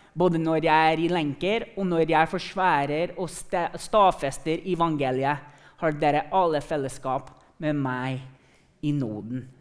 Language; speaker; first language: Norwegian; non-native, fluent; English